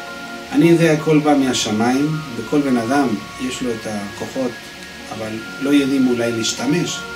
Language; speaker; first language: Hebrew; non-native, fluent; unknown